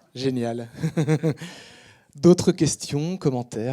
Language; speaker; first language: French; native; French